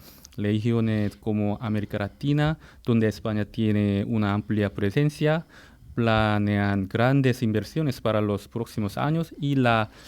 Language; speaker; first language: Spanish; non-native, fluent; Korean